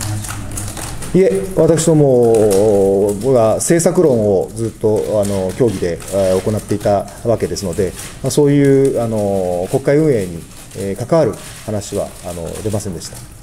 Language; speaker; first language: Japanese; native; Japanese